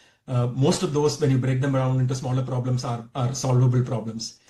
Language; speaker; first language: English; non-native, local second language; Tamil